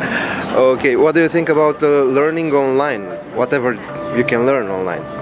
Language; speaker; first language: English; non-native, fluent; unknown